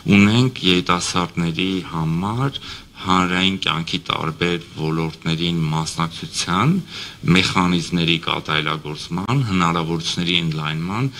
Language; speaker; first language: Armenian; native; Armenian